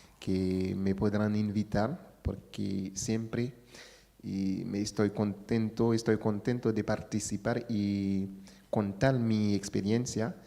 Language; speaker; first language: Spanish; non-native, fluent; Haitian Creole